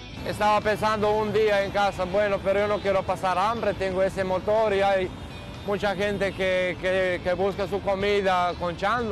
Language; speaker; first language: Spanish; non-native, learner; Serbian